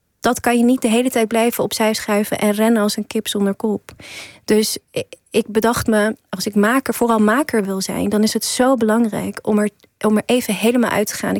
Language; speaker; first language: Dutch; early bilingual, other home language; Persian